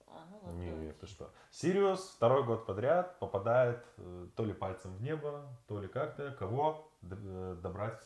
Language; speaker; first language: Russian; native; Russian